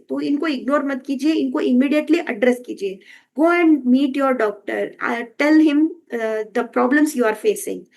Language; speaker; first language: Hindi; non-native, local second language; Kannada